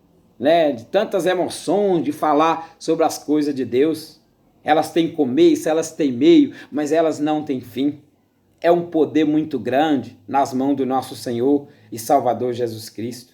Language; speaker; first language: Portuguese; native; Portuguese